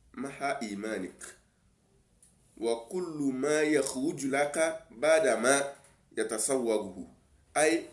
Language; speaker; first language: Arabic; non-native, learner; Yoruba